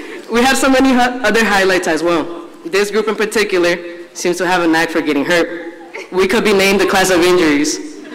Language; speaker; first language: English; early bilingual, other home language; Spanish